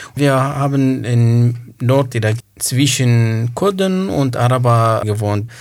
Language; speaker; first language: German; non-native, learner; Kurdish